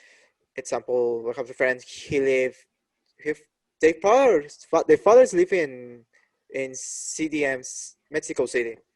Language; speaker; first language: English; non-native, learner; Spanish